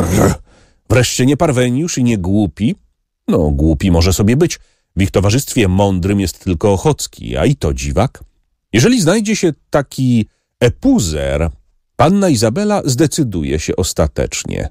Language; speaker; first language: Polish; native; Polish